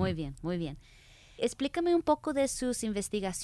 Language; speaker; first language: Spanish; early bilingual, heritage; English